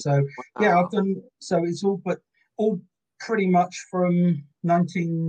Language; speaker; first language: English; native; English